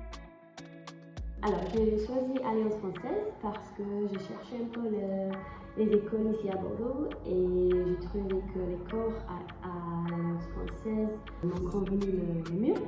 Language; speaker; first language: French; non-native, learner; English